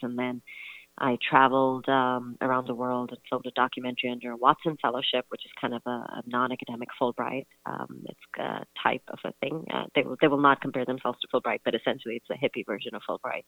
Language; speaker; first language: English; non-native, local second language; Urdu